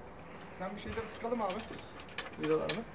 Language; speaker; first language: Turkish; native; Turkish